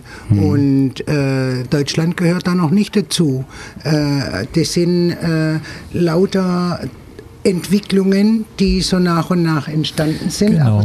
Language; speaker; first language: German; native; German